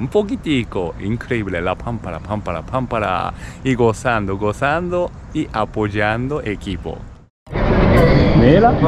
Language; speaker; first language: Spanish; non-native, learner; Japanese